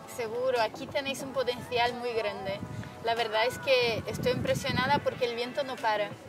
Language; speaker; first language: Spanish; non-native, fluent; Portuguese